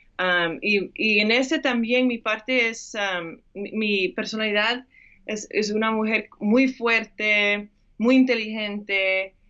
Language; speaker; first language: Spanish; early bilingual, heritage; English